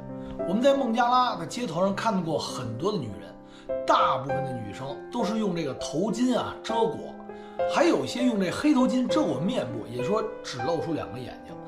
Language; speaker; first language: Chinese; native; Chinese